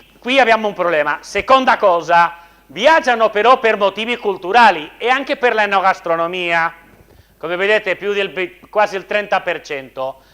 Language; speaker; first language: Italian; non-native, fluent; Spanish